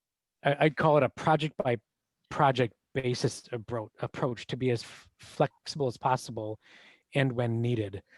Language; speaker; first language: English; native; English